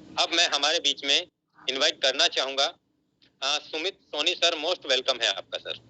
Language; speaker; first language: Hindi; native; Hindi